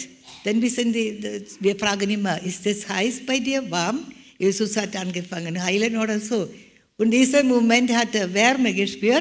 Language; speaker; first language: German; non-native, learner; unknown